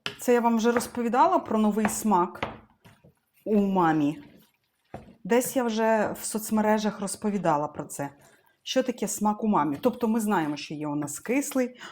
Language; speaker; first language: Ukrainian; non-native, local second language; Russian